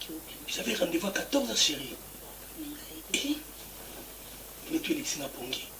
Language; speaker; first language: French; non-native, local second language; Lingala